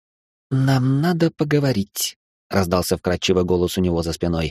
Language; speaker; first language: Russian; native; Russian